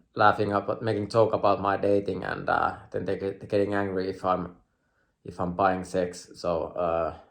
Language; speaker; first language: English; non-native, fluent; Finnish